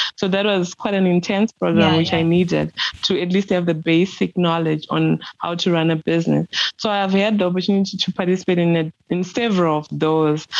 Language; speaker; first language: English; non-native, local second language; Shona